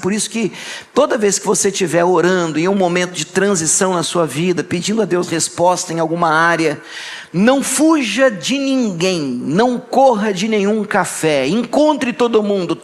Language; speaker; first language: Portuguese; native; Portuguese